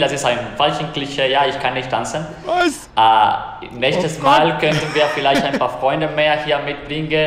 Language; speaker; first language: German; non-native, fluent; Spanish